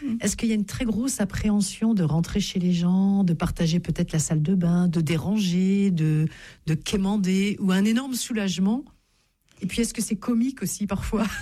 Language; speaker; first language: French; native; French